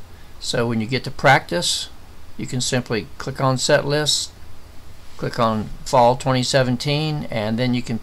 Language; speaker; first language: English; native; English